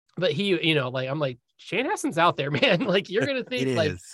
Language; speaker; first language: English; native; English